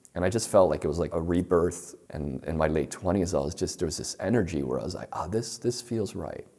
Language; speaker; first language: English; native; English